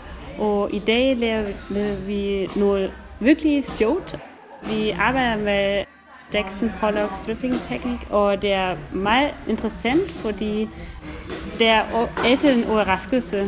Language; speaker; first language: Danish; non-native, learner; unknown